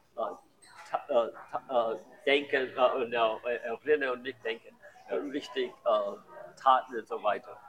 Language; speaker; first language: German; non-native, learner; English